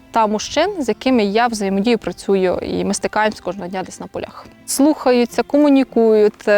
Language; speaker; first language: Ukrainian; native; Ukrainian